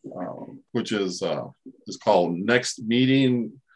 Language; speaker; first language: English; native; English